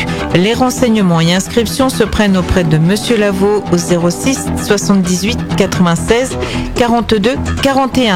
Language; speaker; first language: French; native; French